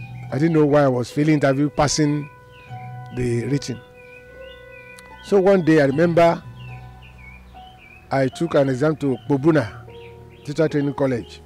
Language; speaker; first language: English; non-native, local second language; Yoruba